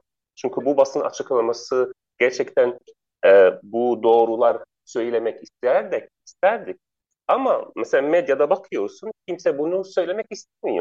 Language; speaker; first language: Turkish; non-native, learner; Arabic